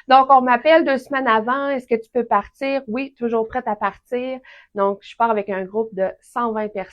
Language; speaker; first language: French; native; French